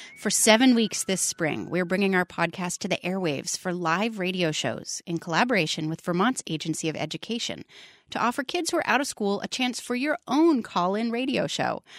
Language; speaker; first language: English; native; English